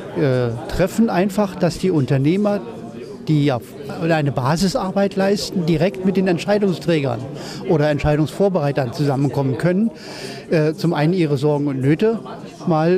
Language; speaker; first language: German; native; German